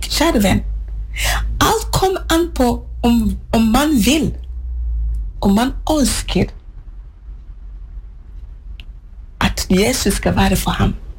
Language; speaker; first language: Norwegian; non-native, fluent; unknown